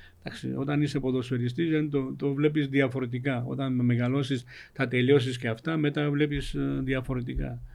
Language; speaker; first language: Greek; non-native, fluent; Georgian